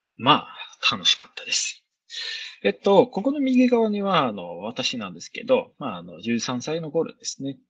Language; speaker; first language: Japanese; non-native, fluent; Swedish